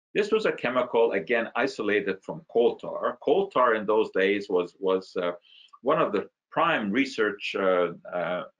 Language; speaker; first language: English; non-native, fluent; Hungarian